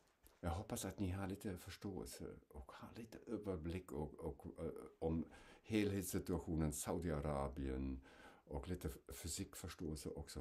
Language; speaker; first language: Swedish; non-native, fluent; German